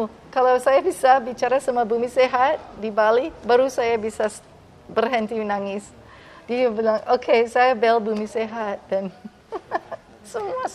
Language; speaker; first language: Indonesian; non-native, fluent; English